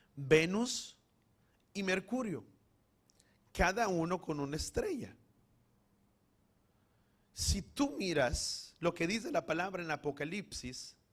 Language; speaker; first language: Spanish; native; Spanish